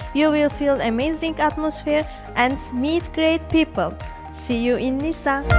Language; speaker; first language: English; non-native, fluent; Turkish